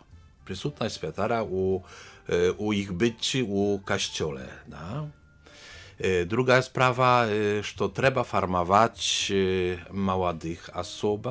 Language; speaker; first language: Polish; non-native, learner; Belarusian